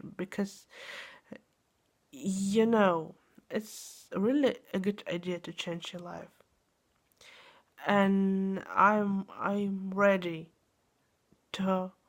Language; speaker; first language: English; non-native, learner; Russian